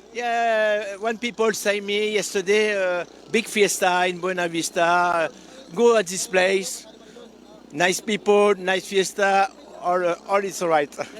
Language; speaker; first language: English; non-native, learner; French